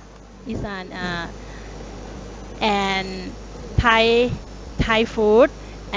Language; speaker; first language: English; non-native, learner; Thai